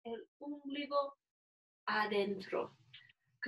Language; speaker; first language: Spanish; non-native, learner; English